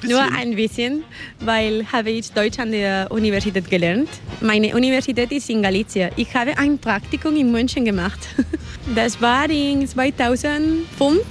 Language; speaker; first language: German; non-native, learner; Spanish